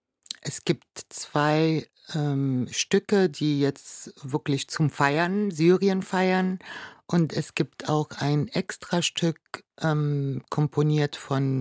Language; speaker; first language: German; non-native, fluent; Arabic